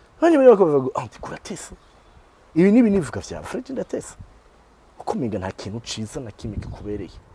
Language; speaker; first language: Rundi; native; Rundi